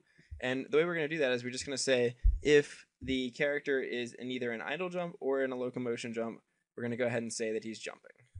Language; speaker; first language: English; native; English